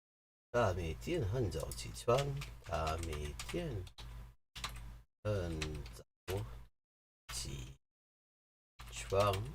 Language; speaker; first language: Chinese; non-native, learner; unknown